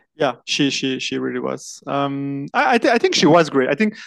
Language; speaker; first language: English; non-native, fluent; French